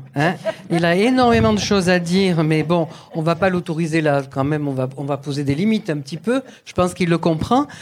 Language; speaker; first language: French; native; French